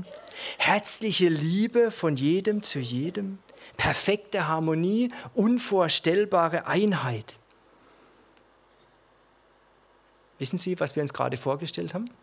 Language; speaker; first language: German; native; German